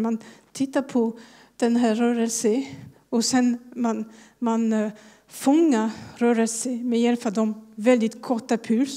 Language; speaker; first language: Swedish; non-native, fluent; French